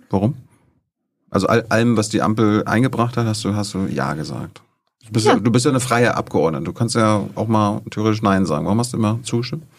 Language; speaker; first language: German; native; German